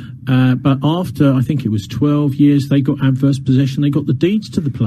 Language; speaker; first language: English; native; English